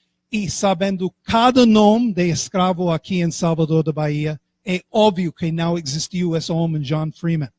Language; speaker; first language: Portuguese; non-native, fluent; English